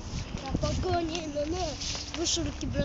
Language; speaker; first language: Russian; non-native, local second language; Kazakh